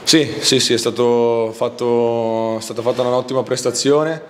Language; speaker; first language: Italian; native; Italian